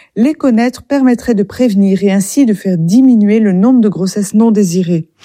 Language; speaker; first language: French; native; French